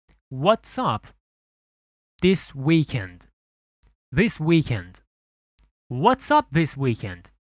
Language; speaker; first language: English; non-native, fluent; Persian